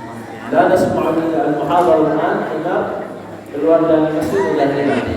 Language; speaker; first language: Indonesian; non-native, learner; Arabic